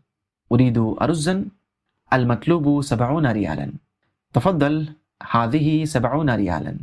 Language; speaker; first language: Arabic; non-native, fluent; Urdu